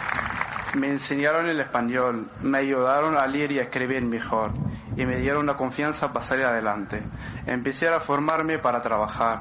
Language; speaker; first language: Spanish; non-native, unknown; Arabic